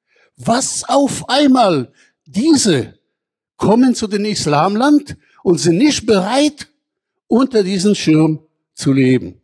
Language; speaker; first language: German; non-native, fluent; Hebrew